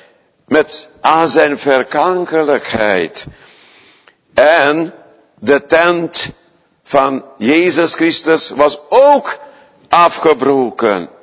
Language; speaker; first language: Dutch; non-native, fluent; Hungarian